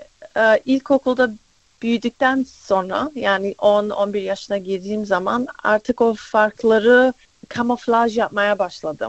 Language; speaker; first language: Turkish; early bilingual, other home language; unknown